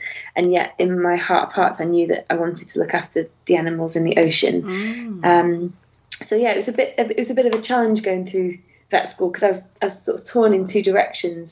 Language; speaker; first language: English; native; English